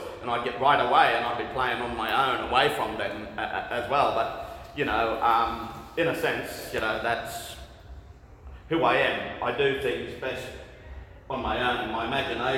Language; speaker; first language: English; native; English